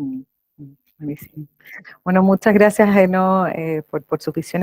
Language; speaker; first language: Spanish; native; Spanish